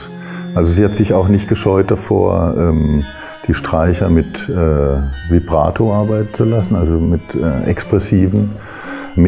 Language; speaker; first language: German; native; German